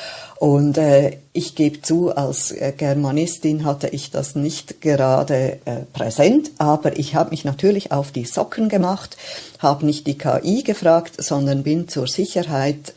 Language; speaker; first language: German; native; German